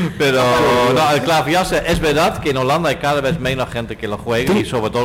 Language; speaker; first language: Spanish; non-native, fluent; Dutch